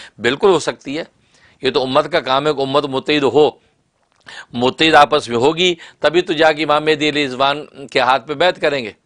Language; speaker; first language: Urdu; non-native, local second language; Punjabi